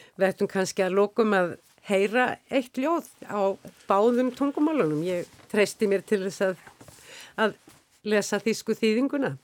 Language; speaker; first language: Icelandic; native; Icelandic